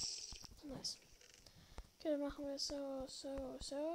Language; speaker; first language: German; native; German